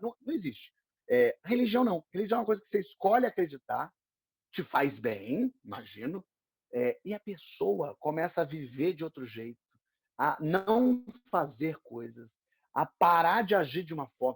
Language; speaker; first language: Portuguese; native; Portuguese